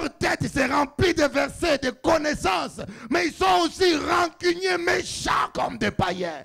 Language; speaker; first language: French; non-native, local second language; Lingala